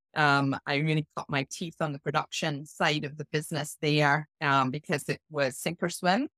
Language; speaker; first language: English; native; English